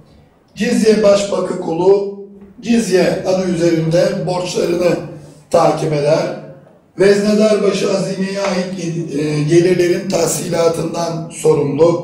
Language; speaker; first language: Turkish; native; Turkish